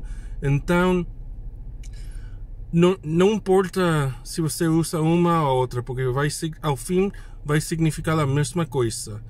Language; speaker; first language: Portuguese; non-native, fluent; English